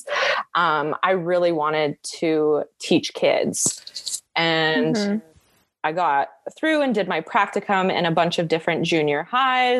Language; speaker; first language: English; native; English